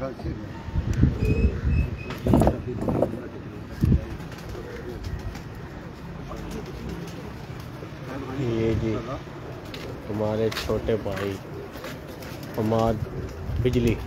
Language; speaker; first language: Hindi; non-native, local second language; Punjabi